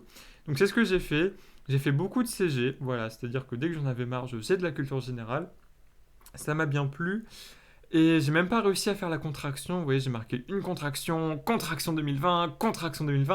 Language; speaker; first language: French; native; French